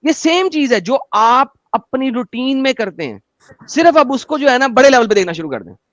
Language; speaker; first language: Hindi; native; Hindi